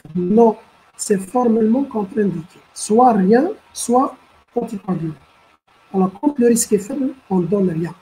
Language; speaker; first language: French; non-native, local second language; Arabic